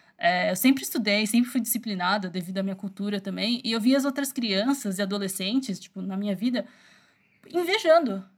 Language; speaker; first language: Portuguese; early bilingual, other home language; Chinese